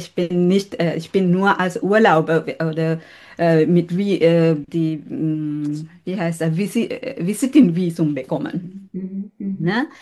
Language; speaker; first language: German; non-native, fluent; Sinhala